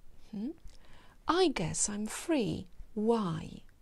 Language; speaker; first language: English; non-native, fluent; Polish